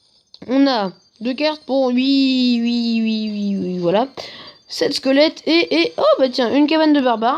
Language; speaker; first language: French; native; French